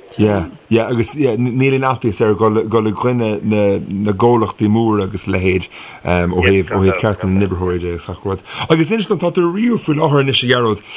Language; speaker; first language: Irish; non-native, local second language; English